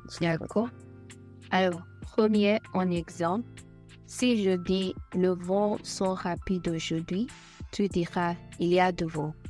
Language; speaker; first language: French; non-native, learner; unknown